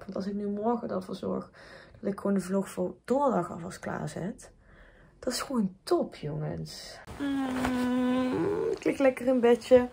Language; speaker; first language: Dutch; native; Dutch